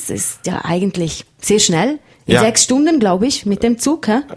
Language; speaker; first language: German; native; German